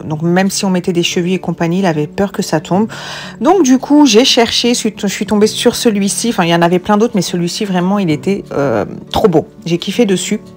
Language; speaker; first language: French; native; French